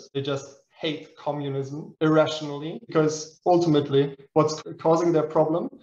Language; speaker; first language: English; non-native, fluent; German